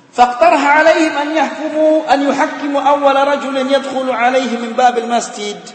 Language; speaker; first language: Arabic; non-native, fluent; Indonesian